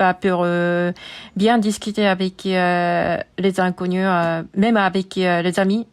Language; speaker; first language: French; non-native, learner; Japanese